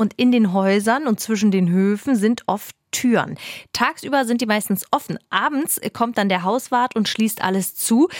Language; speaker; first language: German; native; German